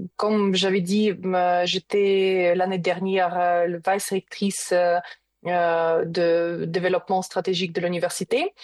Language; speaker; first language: French; non-native, learner; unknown